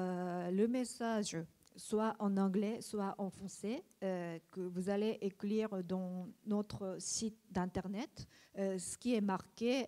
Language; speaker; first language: French; non-native, learner; Japanese